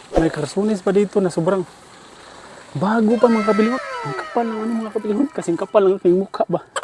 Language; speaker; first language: Filipino; non-native, local second language; Cebuano